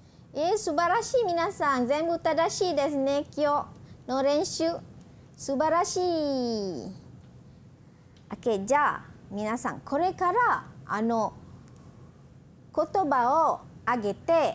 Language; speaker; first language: Japanese; non-native, fluent; Malay